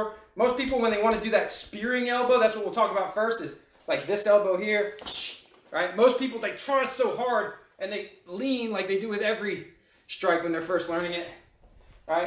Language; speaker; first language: English; native; English